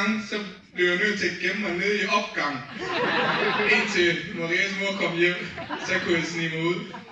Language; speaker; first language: Danish; early bilingual, other home language; Vietnamese